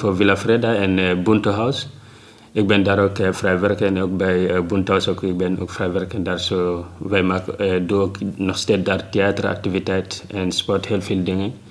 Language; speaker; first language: Dutch; non-native, learner; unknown